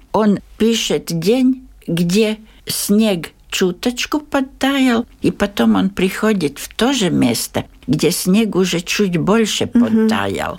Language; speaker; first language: Russian; native; Russian